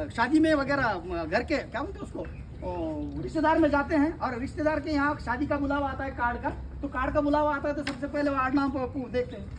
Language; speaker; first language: Hindi; non-native, local second language; Marathi